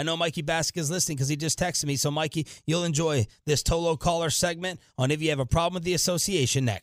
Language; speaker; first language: English; native; English